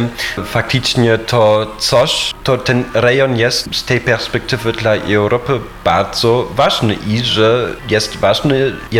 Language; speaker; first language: Polish; non-native, fluent; German